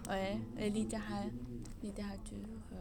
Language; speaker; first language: French; non-native, learner; Chinese